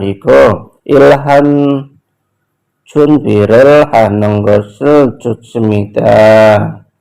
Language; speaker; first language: Korean; non-native, fluent; Indonesian